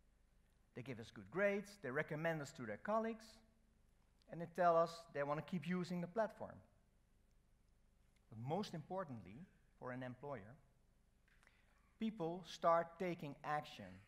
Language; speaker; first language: English; non-native, fluent; Dutch